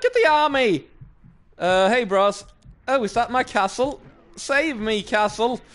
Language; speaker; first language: English; native; English